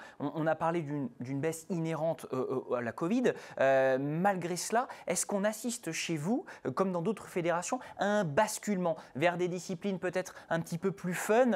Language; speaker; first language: French; native; French